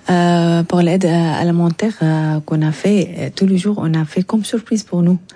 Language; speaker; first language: French; non-native, learner; Arabic